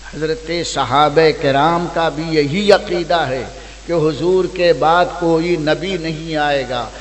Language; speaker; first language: Urdu; native; Urdu